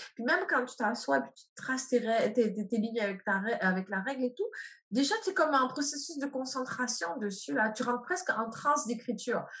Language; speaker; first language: French; native; French